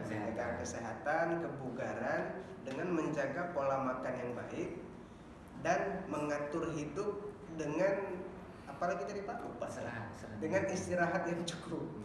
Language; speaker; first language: Indonesian; native; Indonesian